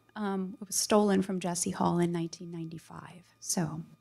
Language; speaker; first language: English; native; English